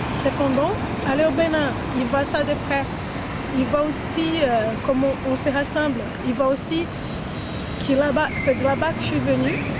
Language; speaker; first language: French; non-native, fluent; Portuguese